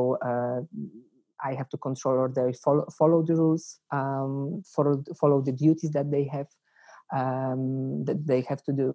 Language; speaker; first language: English; non-native, fluent; Polish